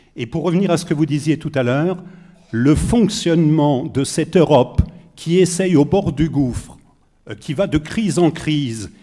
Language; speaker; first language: French; native; French